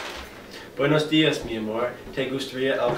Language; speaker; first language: Spanish; non-native, learner; English